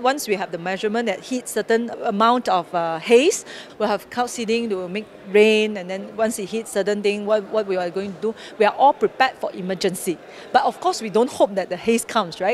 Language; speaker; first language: English; non-native, local second language; Chinese